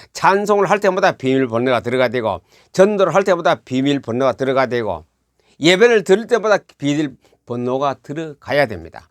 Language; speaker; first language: Korean; native; Korean